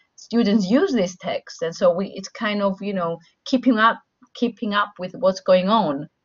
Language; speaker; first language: English; non-native, fluent; Greek